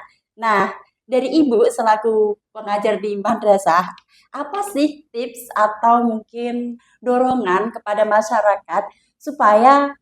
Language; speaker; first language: Indonesian; non-native, local second language; Javanese